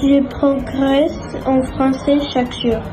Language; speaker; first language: French; non-native, learner; English